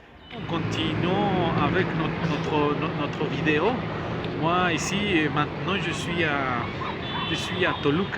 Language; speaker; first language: French; non-native, learner; Spanish